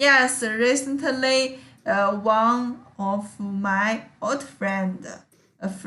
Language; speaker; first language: English; non-native, learner; Chinese